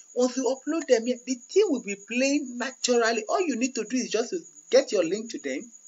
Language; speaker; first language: English; non-native, local second language; Yoruba